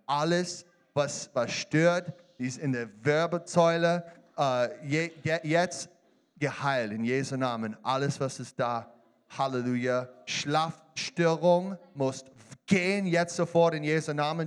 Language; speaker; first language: German; non-native, learner; English